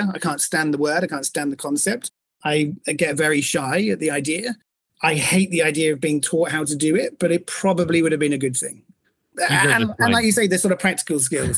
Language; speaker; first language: English; native; English